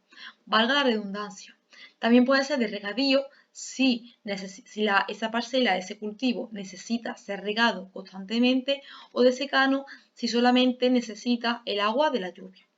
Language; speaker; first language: Spanish; native; Spanish